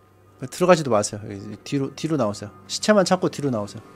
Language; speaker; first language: Korean; native; Korean